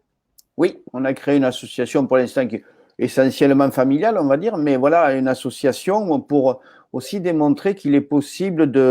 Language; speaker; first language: French; native; French